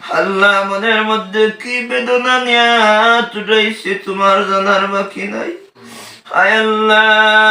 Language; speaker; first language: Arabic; non-native, fluent; Bangla